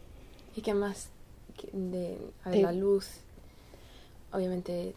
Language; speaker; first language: Spanish; non-native, learner; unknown